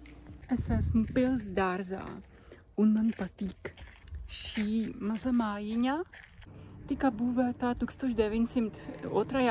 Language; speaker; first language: Latvian; non-native, fluent; Czech